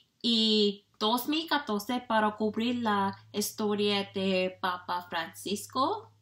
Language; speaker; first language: Spanish; non-native, learner; English